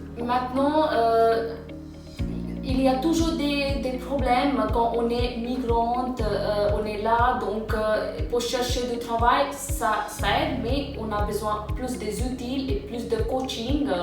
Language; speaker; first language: French; non-native, fluent; English